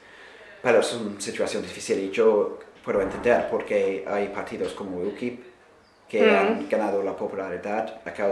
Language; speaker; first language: Spanish; non-native, fluent; English